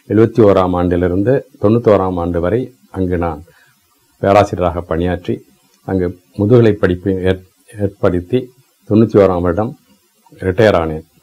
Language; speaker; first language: Tamil; native; Tamil